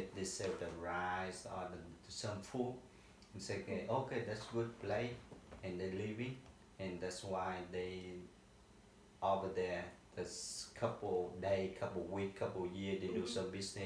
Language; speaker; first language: English; non-native, learner; Vietnamese